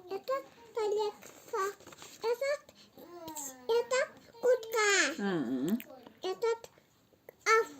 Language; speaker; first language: Russian; early bilingual, other home language; Tajik